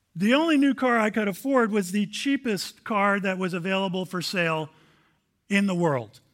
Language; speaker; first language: English; native; English